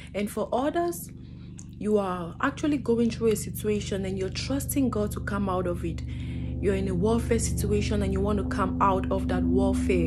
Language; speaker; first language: English; non-native, fluent; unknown